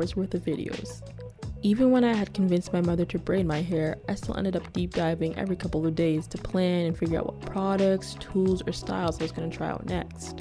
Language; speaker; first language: English; native; English